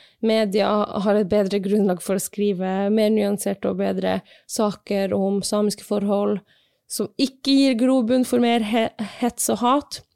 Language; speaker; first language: Norwegian; non-native, local second language; Northern Sami